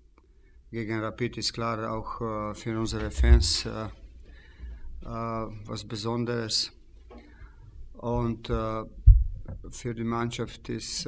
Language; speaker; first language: German; non-native, fluent; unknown